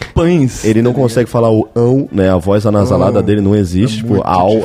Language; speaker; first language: Portuguese; native; Portuguese